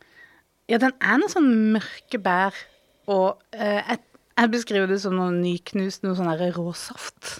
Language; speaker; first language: Norwegian; native; Norwegian